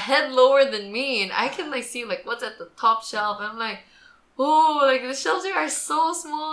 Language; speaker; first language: English; native; English